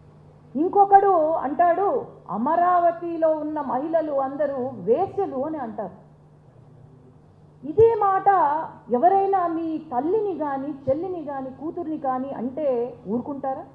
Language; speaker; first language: Telugu; native; Telugu